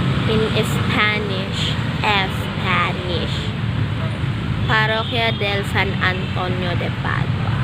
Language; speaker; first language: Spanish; non-native, learner; Filipino